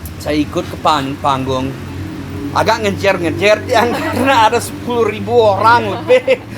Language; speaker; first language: Indonesian; non-native, fluent; English